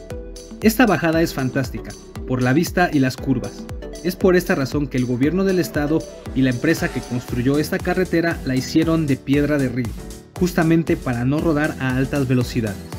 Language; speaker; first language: Spanish; native; Spanish